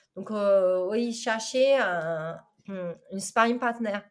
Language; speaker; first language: French; non-native, fluent; Chinese